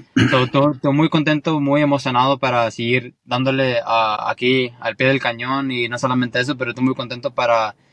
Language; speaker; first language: Spanish; early bilingual, heritage; Spanish